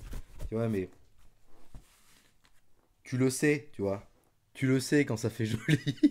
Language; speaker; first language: French; native; French